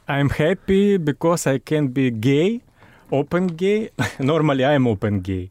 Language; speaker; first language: English; non-native, learner; Russian